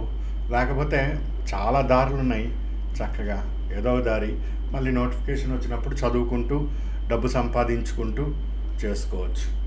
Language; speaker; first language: Telugu; native; Telugu